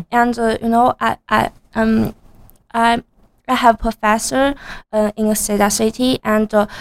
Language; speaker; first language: English; non-native, learner; Chinese